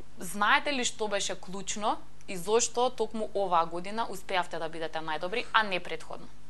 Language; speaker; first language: Macedonian; native; Macedonian